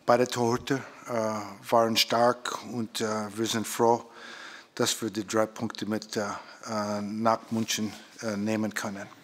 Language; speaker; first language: German; non-native, fluent; English